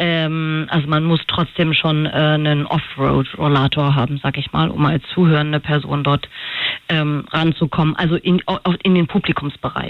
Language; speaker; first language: German; native; German